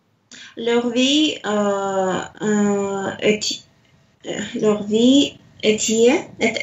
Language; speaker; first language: French; non-native, learner; Russian